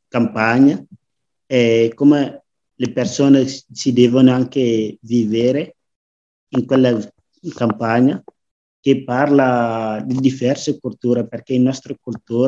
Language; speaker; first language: Italian; non-native, learner; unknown